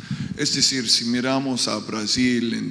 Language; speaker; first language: Spanish; non-native, fluent; English